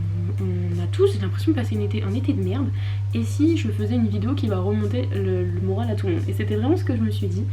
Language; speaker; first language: French; native; French